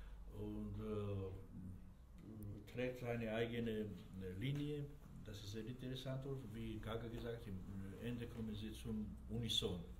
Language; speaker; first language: German; non-native, fluent; Georgian